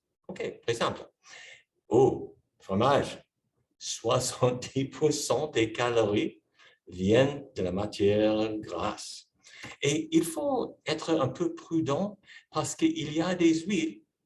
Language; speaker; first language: French; non-native, fluent; English